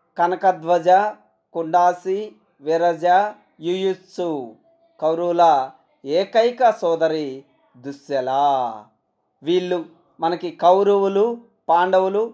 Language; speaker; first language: Telugu; native; Telugu